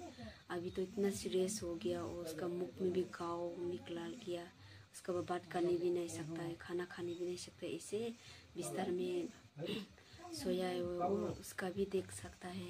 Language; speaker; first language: Hindi; non-native, local second language; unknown